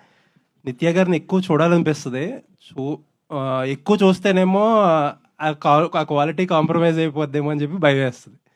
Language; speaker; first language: Telugu; native; Telugu